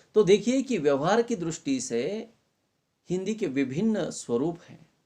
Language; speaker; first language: Hindi; non-native, local second language; Marathi